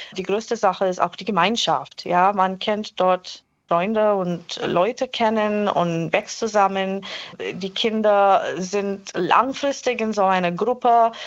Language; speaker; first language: German; non-native, fluent; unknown